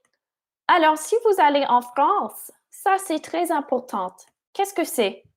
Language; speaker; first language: French; non-native, fluent; English